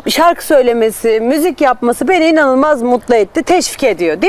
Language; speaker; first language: Turkish; native; Turkish